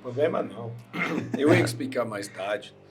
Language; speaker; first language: Portuguese; non-native, learner; German